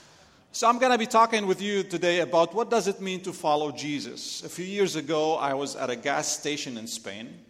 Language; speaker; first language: English; non-native, fluent; Arabic